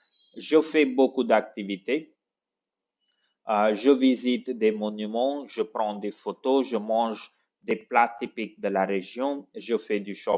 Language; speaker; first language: French; non-native, fluent; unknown